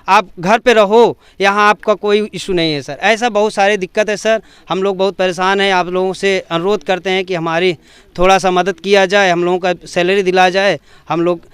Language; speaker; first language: Hindi; native; Hindi